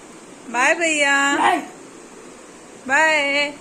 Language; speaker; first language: Hindi; native; Hindi